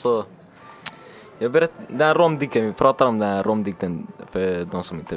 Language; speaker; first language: Swedish; early bilingual, other home language; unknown